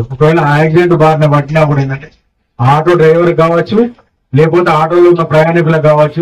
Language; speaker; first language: Telugu; native; Telugu